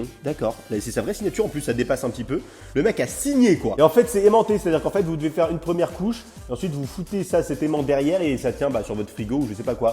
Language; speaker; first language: French; native; French